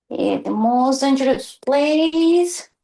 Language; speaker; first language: English; non-native, learner; Spanish